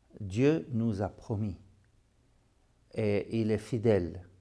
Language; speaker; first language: French; non-native, fluent; Arabic